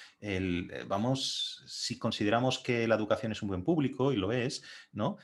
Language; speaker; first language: Spanish; native; Spanish